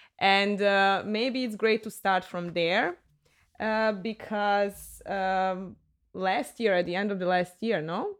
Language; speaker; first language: English; non-native, fluent; Serbian